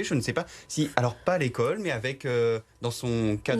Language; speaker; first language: French; native; French